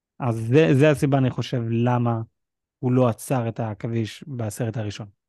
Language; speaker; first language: Hebrew; native; Hebrew